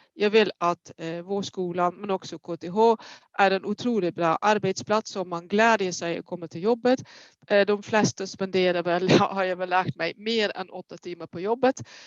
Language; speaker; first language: Swedish; non-native, fluent; Dutch